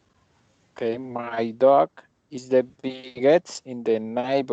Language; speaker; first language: English; non-native, learner; Spanish